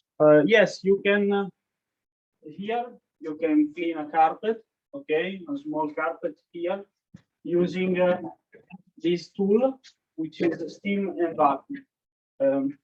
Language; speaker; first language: English; non-native, learner; Italian